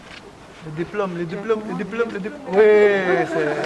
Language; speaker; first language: French; non-native, learner; Portuguese